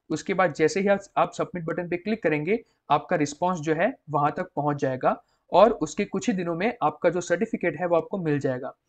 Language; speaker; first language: Hindi; non-native, local second language; Gujarati